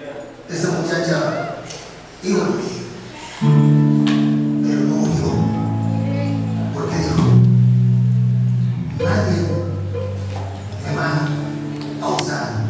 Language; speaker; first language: Spanish; native; Spanish